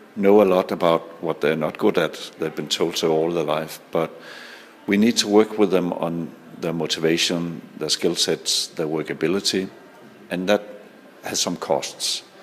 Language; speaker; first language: English; non-native, fluent; Danish